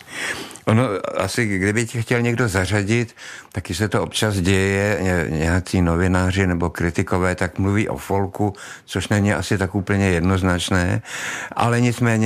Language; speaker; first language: Czech; native; Czech